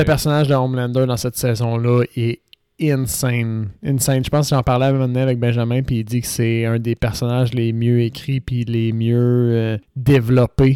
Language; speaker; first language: French; native; French